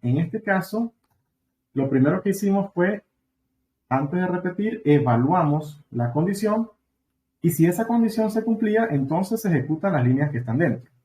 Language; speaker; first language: Spanish; native; Spanish